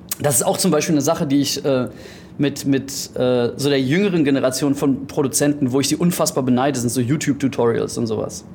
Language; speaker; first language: German; early bilingual, heritage; German